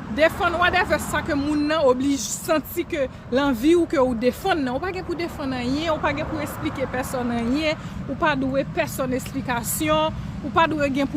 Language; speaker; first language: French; non-native, learner; Haitian Creole